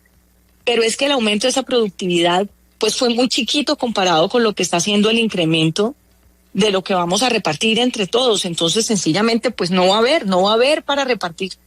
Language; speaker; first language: Spanish; native; Spanish